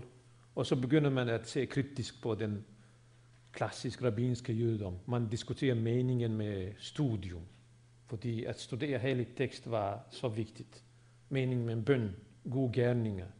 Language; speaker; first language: Swedish; non-native, fluent; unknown